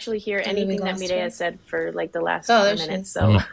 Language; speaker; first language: English; native; English